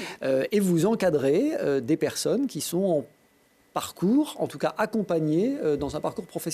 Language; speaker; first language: French; native; French